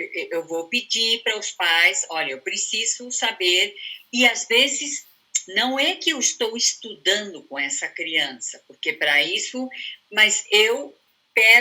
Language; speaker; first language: Portuguese; non-native, fluent; Spanish